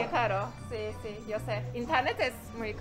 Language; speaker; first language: Spanish; non-native, learner; Turkish